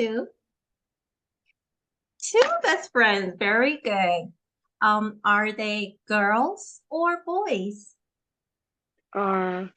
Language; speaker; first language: English; non-native, fluent; Korean